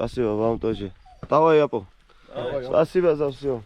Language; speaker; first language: Russian; non-native, learner; Georgian